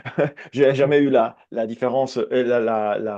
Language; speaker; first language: French; non-native, fluent; Italian